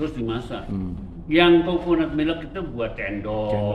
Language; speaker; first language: Indonesian; native; Indonesian